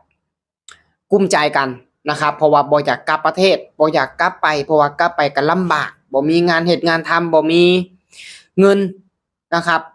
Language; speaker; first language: Thai; non-native, local second language; Lao